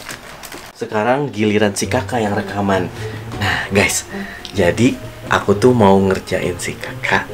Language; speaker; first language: Indonesian; native; Indonesian